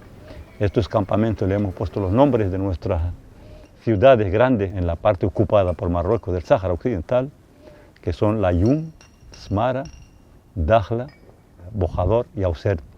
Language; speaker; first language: Spanish; non-native, local second language; Arabic